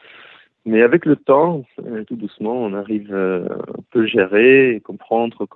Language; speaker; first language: French; early bilingual, heritage; Hebrew